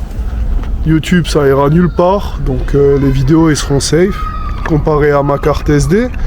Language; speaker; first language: French; native; French